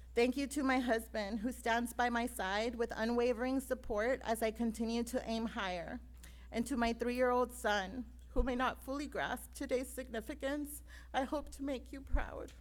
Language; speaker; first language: English; native; English